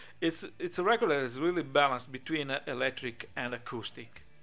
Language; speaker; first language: English; non-native, fluent; Italian